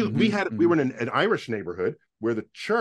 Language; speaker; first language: English; native; English